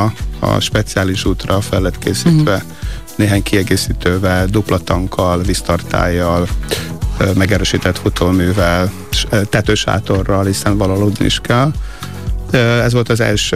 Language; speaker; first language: Hungarian; native; Hungarian